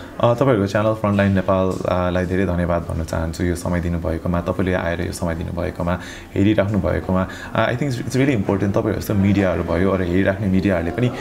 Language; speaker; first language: Nepali; early bilingual, heritage; Nepali